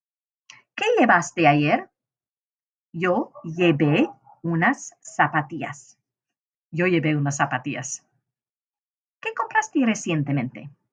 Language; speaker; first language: Spanish; non-native, fluent; English